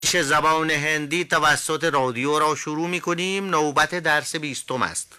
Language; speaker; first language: Persian; non-native, fluent; Hindi